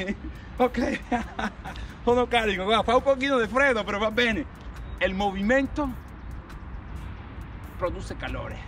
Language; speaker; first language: Italian; non-native, learner; Spanish